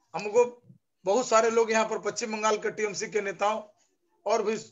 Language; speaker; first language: Hindi; non-native, local second language; Bangla